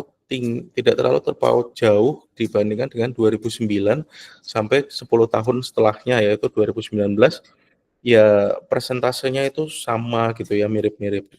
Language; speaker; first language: Indonesian; native; Indonesian